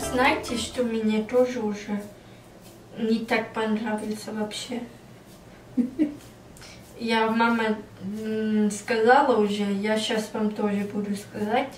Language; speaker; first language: Russian; early bilingual, heritage; German